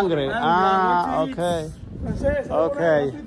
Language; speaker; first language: English; non-native, learner; Polish